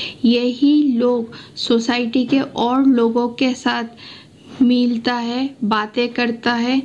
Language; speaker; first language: Hindi; non-native, local second language; Assamese